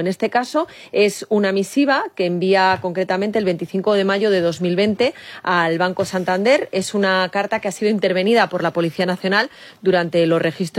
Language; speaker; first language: Spanish; native; Spanish